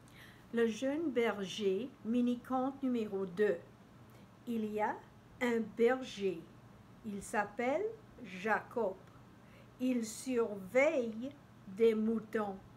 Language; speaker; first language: French; non-native, fluent; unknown